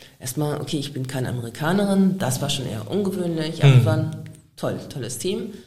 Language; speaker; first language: German; native; German